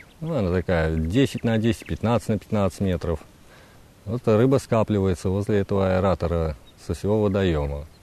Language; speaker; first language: Russian; native; Russian